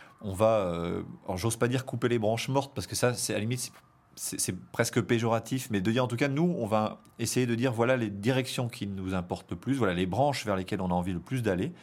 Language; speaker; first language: French; native; French